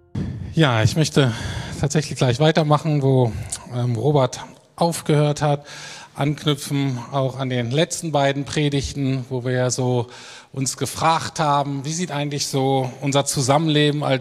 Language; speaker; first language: German; native; German